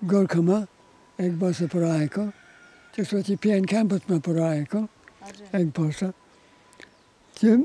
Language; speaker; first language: Nepali; non-native, learner; English